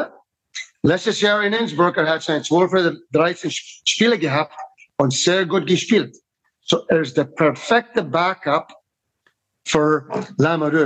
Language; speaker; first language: German; non-native, fluent; English